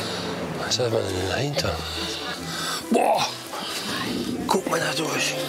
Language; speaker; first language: German; native; German